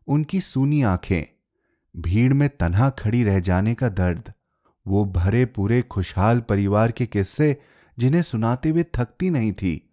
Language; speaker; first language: Hindi; native; Hindi